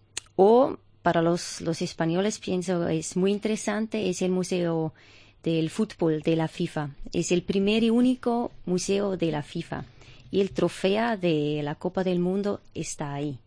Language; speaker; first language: Spanish; non-native, fluent; German